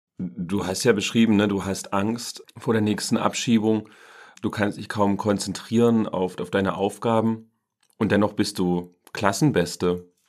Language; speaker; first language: German; native; German